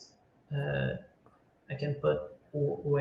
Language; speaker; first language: English; non-native, learner; Portuguese